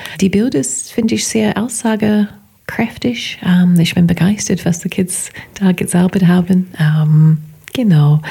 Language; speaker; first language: German; non-native, fluent; English